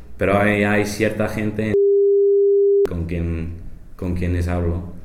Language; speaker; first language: Spanish; non-native, fluent; English